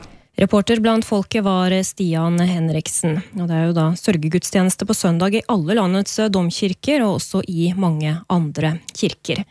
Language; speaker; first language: Norwegian; native; Norwegian